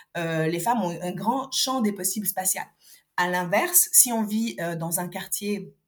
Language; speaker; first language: French; non-native, local second language; Arabic